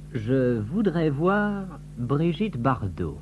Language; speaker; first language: French; non-native, fluent; English